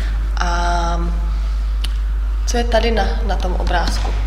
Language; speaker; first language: Czech; non-native, fluent; German